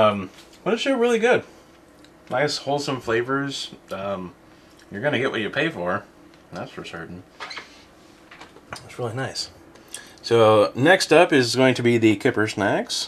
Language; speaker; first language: English; native; English